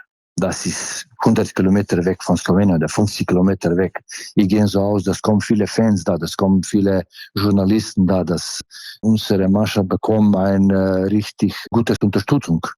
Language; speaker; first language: German; non-native, fluent; Slovenian